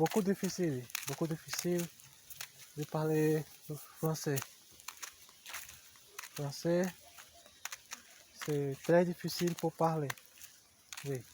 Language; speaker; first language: French; non-native, learner; Portuguese